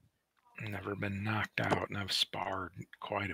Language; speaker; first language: English; native; English